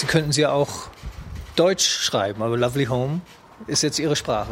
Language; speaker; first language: German; native; German